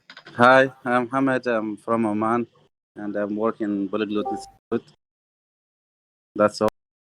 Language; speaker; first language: English; non-native, learner; Arabic